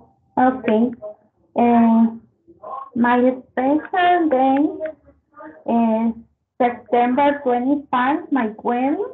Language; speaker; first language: English; non-native, learner; Spanish